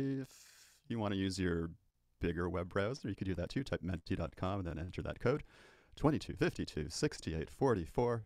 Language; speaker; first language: English; native; English